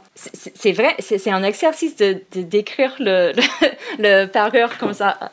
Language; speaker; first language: French; non-native, learner; English